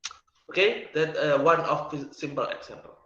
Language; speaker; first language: English; non-native, learner; Indonesian